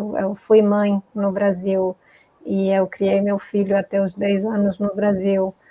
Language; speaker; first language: Portuguese; non-native, fluent; Spanish